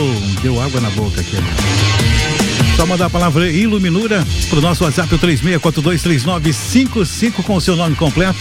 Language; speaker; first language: Portuguese; native; Portuguese